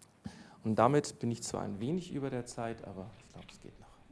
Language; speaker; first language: German; native; German